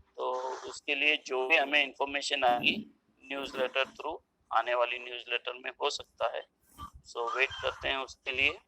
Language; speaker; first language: Hindi; non-native, local second language; Kannada